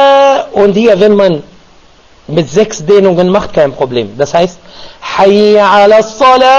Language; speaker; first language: German; non-native, fluent; Arabic